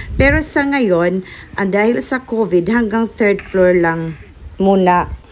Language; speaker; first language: Filipino; native; Filipino